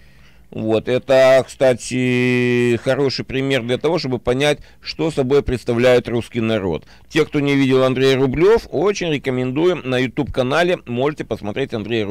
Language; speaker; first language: Russian; native; Russian